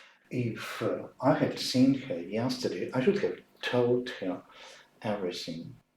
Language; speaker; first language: English; non-native, fluent; Ukrainian